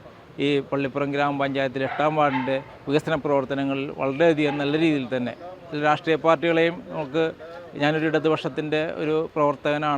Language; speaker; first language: Malayalam; native; Malayalam